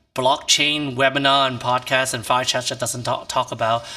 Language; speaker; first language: English; non-native, local second language; Cantonese